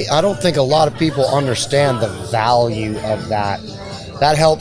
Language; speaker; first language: English; native; English